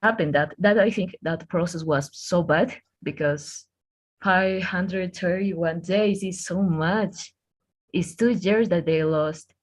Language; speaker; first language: English; non-native, learner; Spanish